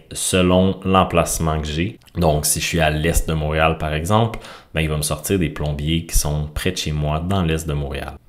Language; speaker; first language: French; native; French